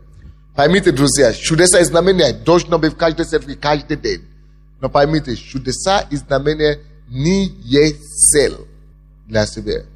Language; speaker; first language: Russian; non-native, fluent; Yoruba